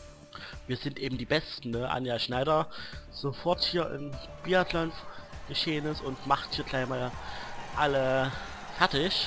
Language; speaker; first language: German; native; German